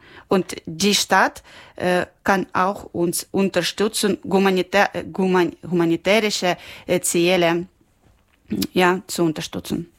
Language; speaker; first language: German; non-native, learner; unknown